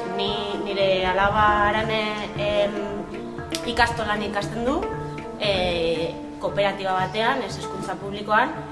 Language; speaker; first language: Basque; non-native, local second language; Spanish